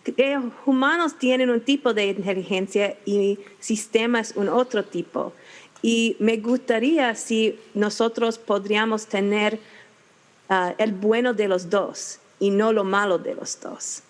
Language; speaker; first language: Spanish; non-native, fluent; English